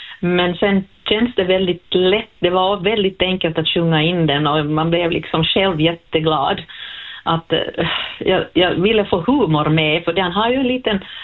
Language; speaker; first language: Swedish; native; Swedish